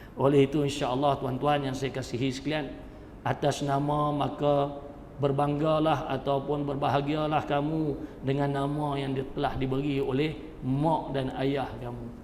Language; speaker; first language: Malay; native; Malay